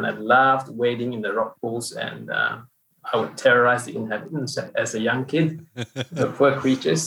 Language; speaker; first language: English; non-native, local second language; Min Nan Chinese